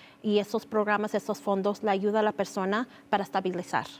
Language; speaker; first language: Spanish; early bilingual, heritage; Spanish